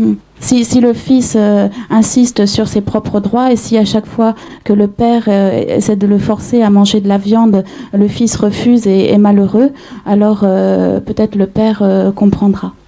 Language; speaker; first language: French; native; French